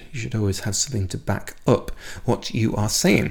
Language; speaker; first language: English; native; English